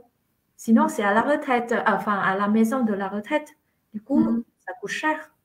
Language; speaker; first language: French; non-native, fluent; Vietnamese